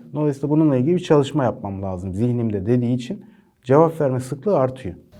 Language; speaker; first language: Turkish; native; Turkish